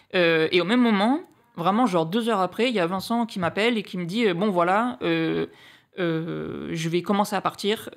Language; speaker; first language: French; native; French